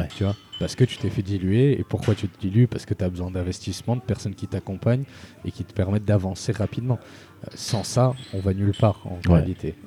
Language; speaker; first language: French; native; French